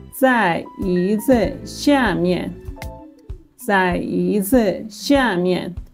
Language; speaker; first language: Chinese; non-native, fluent; Persian